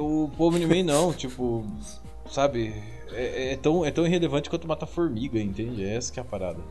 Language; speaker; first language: Portuguese; native; Portuguese